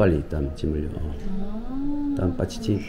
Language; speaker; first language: Russian; non-native, learner; Korean